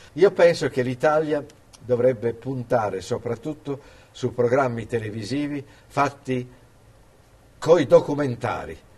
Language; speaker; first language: Italian; early bilingual, other home language; English